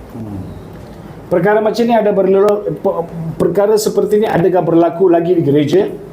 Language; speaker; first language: Malay; non-native, local second language; Tamil